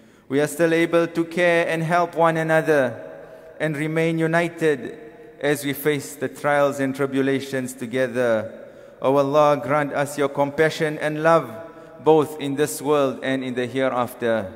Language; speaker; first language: English; non-native, local second language; Malay